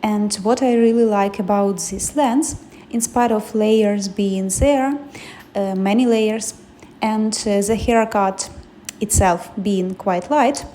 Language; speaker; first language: English; non-native, fluent; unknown